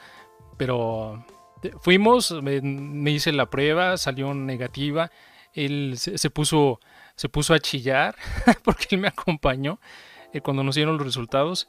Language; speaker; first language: Spanish; native; Spanish